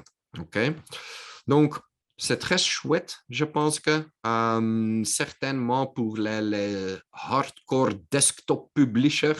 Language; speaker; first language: French; non-native, local second language; Dutch